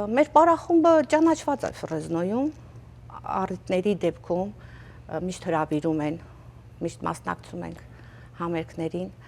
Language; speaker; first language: Armenian; native; Armenian